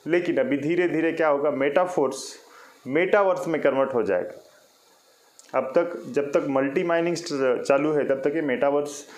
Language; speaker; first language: Hindi; non-native, local second language; Marathi